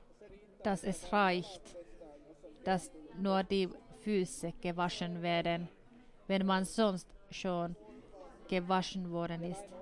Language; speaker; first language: German; non-native, fluent; Finnish